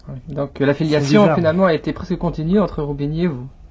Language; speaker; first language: French; native; French